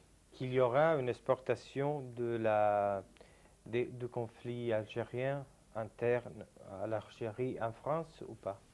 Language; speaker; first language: French; non-native, fluent; Italian